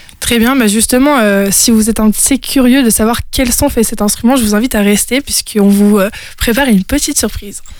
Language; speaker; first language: French; native; French